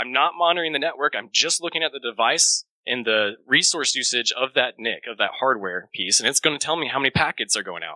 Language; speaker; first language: English; native; English